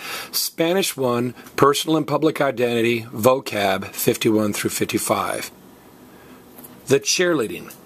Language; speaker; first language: English; native; English